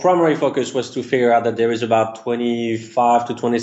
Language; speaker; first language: English; non-native, fluent; French